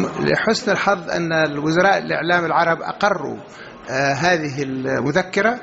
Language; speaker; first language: Arabic; native; Arabic